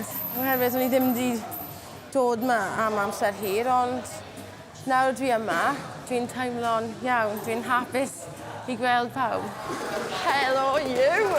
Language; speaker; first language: Welsh; non-native, local second language; English